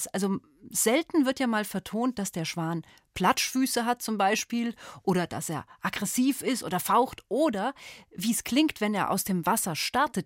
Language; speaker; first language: German; native; German